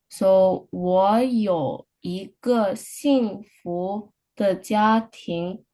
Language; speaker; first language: Chinese; non-native, fluent; English